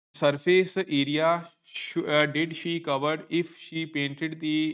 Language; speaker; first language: English; non-native, local second language; Punjabi